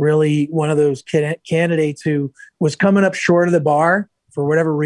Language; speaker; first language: English; native; English